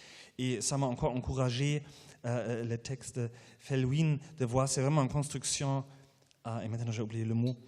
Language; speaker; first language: French; non-native, fluent; German